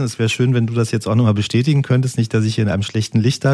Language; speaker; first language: German; native; German